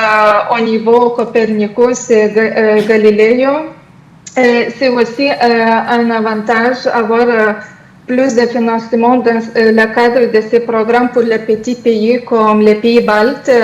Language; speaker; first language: French; non-native, fluent; Lithuanian